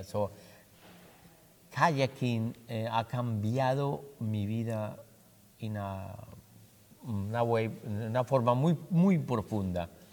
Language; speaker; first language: Spanish; native; Spanish